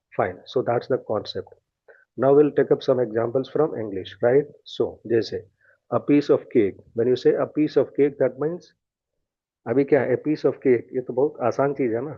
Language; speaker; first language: Hindi; native; Hindi